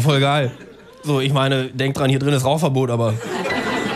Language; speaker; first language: German; native; German